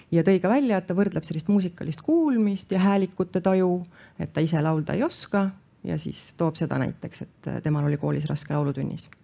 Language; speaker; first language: Estonian; native; Estonian